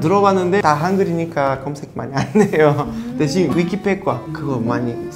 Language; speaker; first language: Korean; non-native, learner; Portuguese